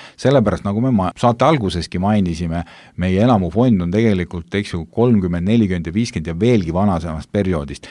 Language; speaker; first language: Estonian; native; Estonian